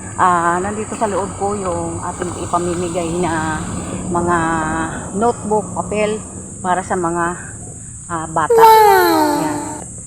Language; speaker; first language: Filipino; non-native, local second language; Bikol